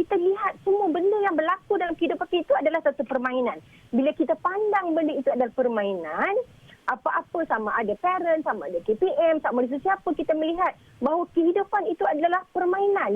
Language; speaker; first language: Malay; native; Malay